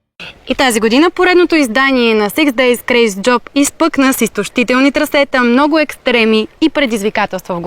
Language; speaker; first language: Bulgarian; native; Bulgarian